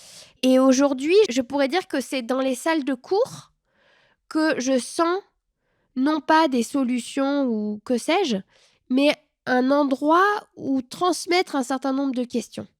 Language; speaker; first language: French; native; French